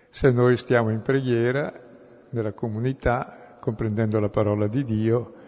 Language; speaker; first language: Italian; non-native, local second language; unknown